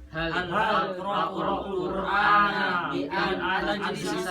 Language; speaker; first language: Arabic; non-native, learner; Indonesian